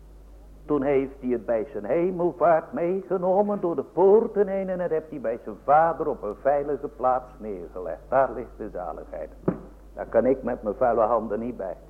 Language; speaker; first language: Dutch; native; Dutch